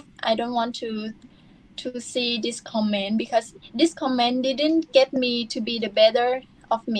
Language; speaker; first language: English; non-native, learner; Thai